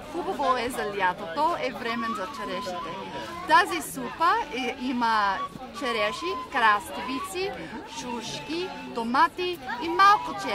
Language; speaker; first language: Bulgarian; non-native, learner; English